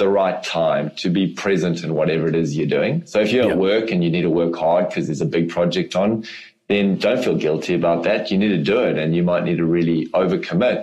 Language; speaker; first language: English; native; English